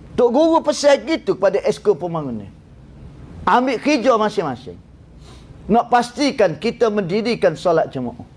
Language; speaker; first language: Malay; native; Malay